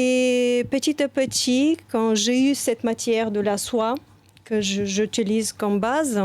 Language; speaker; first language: French; non-native, fluent; Bulgarian